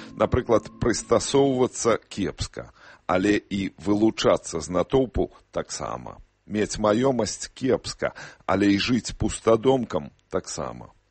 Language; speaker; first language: Belarusian; native; Belarusian